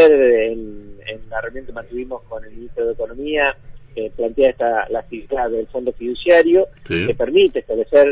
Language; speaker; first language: Spanish; native; Spanish